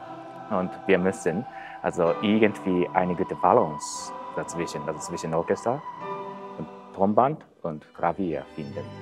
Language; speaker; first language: German; non-native, learner; Japanese